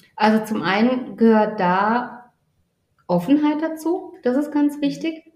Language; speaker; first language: German; native; German